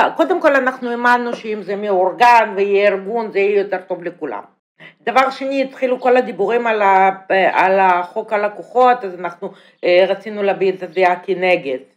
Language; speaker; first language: Hebrew; non-native, fluent; Russian